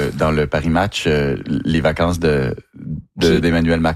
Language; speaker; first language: French; native; French